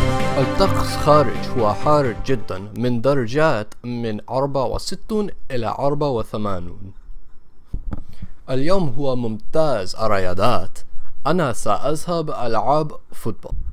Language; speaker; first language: Arabic; non-native, learner; English